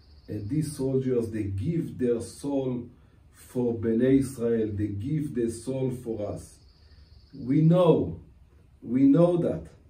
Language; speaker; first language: English; non-native, fluent; Hebrew